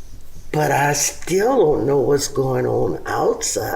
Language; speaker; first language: English; native; English